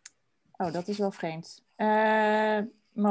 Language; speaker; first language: Dutch; native; Dutch